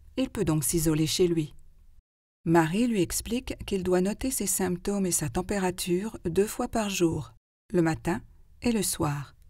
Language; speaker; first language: French; native; French